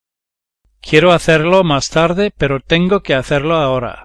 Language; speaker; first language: Spanish; non-native, learner; English